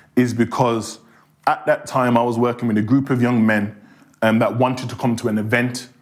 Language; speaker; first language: English; native; English